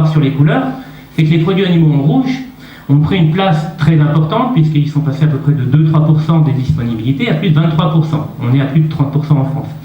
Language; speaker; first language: French; native; French